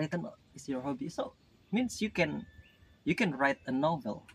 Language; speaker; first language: English; non-native, learner; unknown